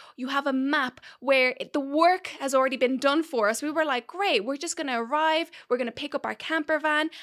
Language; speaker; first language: English; native; English